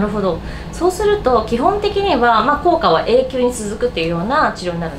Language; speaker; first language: Japanese; native; Japanese